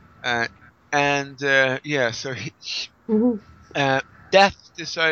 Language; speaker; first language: English; native; English